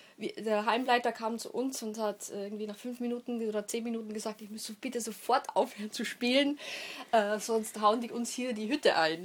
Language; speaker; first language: German; native; German